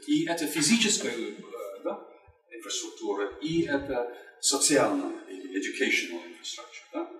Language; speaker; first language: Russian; non-native, fluent; English